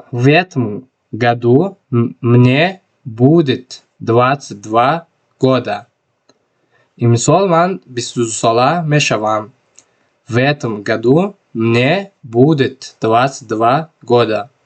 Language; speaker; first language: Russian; non-native, local second language; Tajik